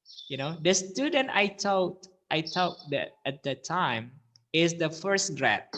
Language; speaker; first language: English; non-native, learner; Indonesian